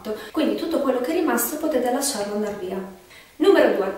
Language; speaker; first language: Italian; native; Italian